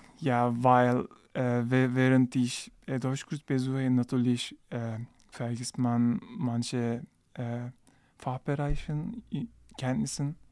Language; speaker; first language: German; non-native, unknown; Turkish